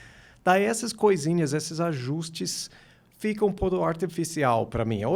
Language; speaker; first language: Portuguese; non-native, fluent; English